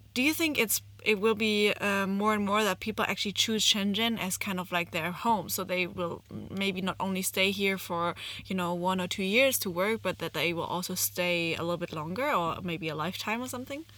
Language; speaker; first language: English; non-native, fluent; German